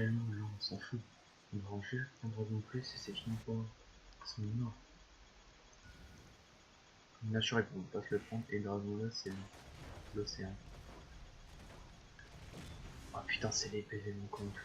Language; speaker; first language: French; native; French